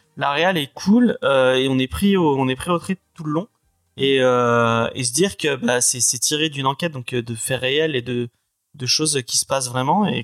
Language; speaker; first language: French; native; French